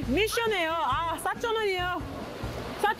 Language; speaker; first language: Korean; non-native, learner; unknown